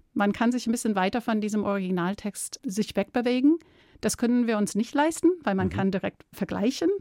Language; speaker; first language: German; non-native, fluent; English